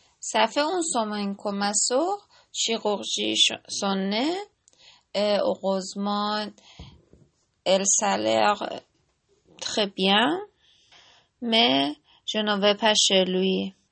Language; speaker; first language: French; non-native, learner; Persian